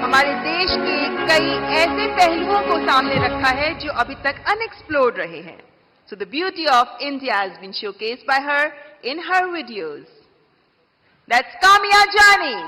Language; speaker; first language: Hindi; native; Hindi